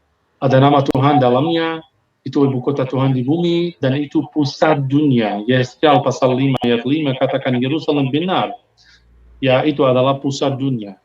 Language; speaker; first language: Indonesian; non-native, fluent; Hebrew